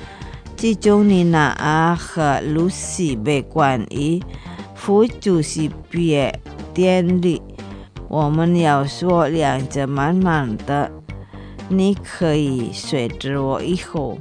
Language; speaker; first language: Chinese; non-native, local second language; Indonesian